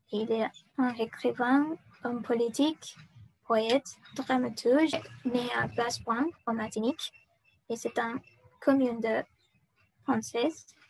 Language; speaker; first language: French; non-native, learner; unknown